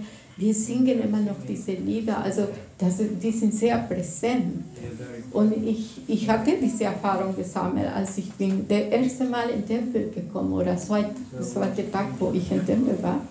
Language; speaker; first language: German; non-native, fluent; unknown